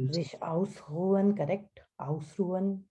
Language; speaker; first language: German; non-native, fluent; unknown